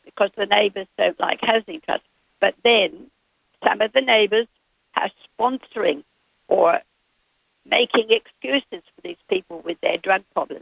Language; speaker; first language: English; native; English